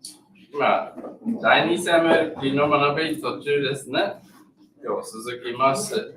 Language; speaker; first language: Japanese; non-native, learner; English